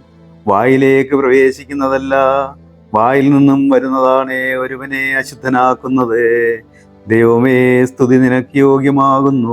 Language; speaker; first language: Malayalam; native; Malayalam